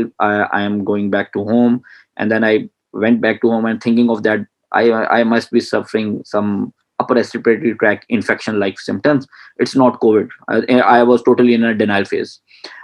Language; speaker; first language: English; non-native, local second language; Punjabi